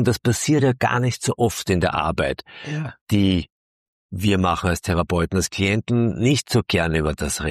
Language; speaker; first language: German; native; German